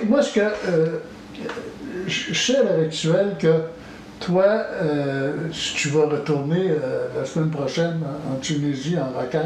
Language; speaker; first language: French; native; French